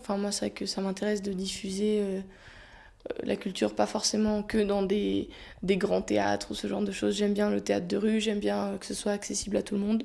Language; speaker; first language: French; native; French